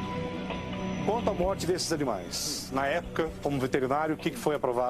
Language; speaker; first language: Portuguese; native; Portuguese